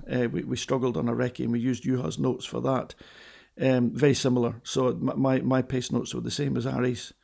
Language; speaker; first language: English; native; English